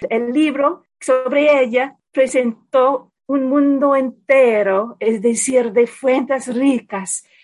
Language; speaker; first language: Spanish; non-native, fluent; English